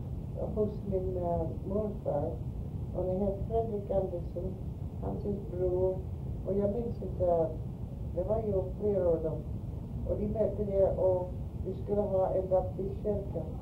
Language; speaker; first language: Swedish; early bilingual, heritage; Swedish